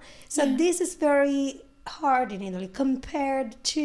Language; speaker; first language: English; non-native, fluent; Italian